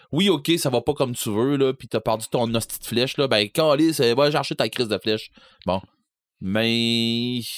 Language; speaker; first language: French; native; French